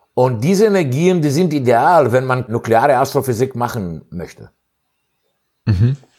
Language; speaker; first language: German; non-native, fluent; Greek